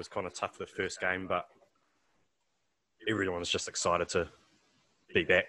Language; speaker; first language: English; native; English